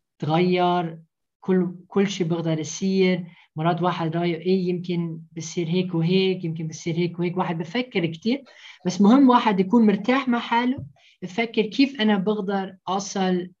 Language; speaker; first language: Arabic; early bilingual, heritage; Arabic